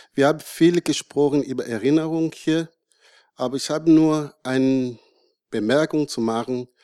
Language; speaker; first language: German; non-native, learner; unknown